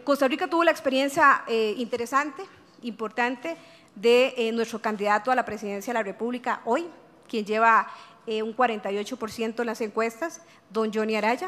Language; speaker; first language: Spanish; native; Spanish